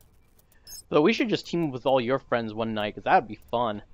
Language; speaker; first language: English; native; English